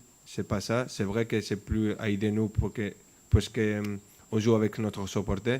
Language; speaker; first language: French; non-native, fluent; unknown